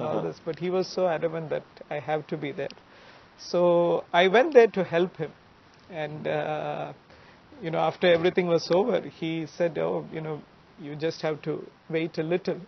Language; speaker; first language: English; non-native, local second language; Malayalam